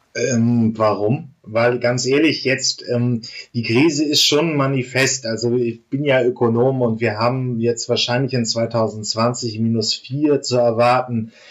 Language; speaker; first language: German; native; German